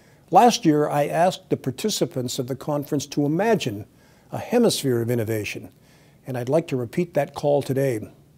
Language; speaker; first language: English; native; English